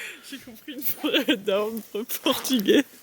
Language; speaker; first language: French; native; French